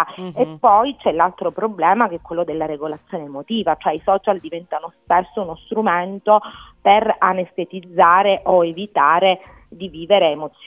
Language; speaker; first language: Italian; native; Italian